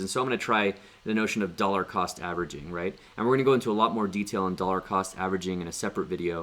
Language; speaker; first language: English; native; English